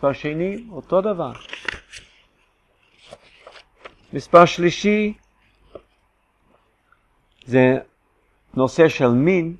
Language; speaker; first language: Hebrew; non-native, fluent; English